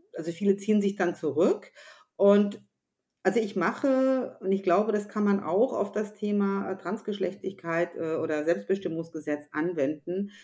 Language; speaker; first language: German; native; German